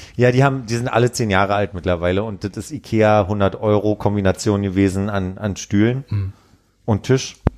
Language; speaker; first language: German; native; German